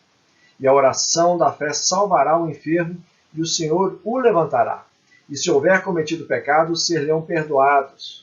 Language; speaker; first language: Portuguese; native; Portuguese